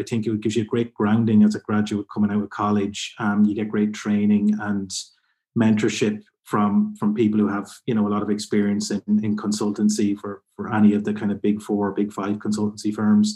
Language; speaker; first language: English; native; English